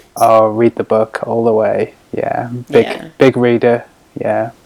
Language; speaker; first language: English; native; English